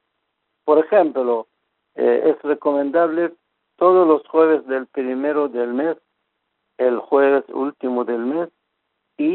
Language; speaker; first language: Spanish; non-native, fluent; Persian